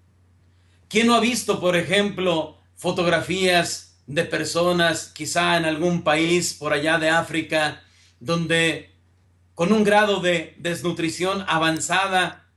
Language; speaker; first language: Spanish; native; Spanish